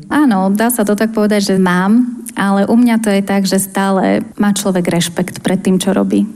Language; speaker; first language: Slovak; non-native, local second language; Rusyn